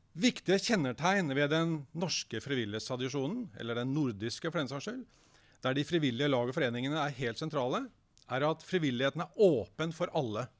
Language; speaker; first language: Norwegian; native; Norwegian